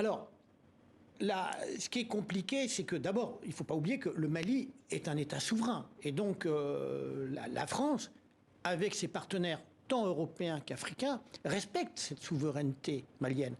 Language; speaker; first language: French; native; French